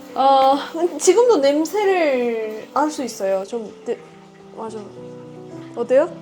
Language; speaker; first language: Korean; non-native, fluent; Persian